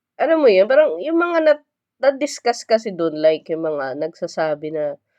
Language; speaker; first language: Filipino; native; Filipino